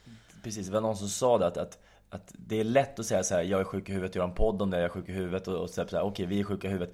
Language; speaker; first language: Swedish; native; Swedish